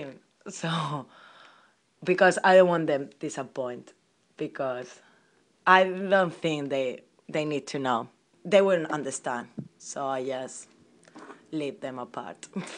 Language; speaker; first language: English; non-native, learner; Spanish